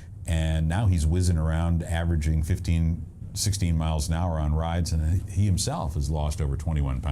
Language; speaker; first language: English; native; English